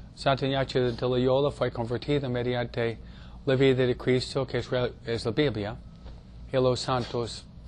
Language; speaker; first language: Spanish; non-native, fluent; English